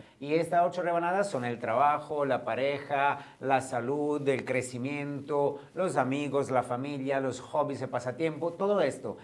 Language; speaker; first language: Spanish; non-native, fluent; Italian